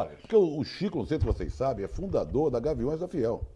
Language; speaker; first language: Portuguese; native; Portuguese